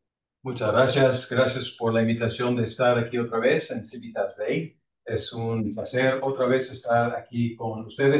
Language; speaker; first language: Spanish; non-native, fluent; English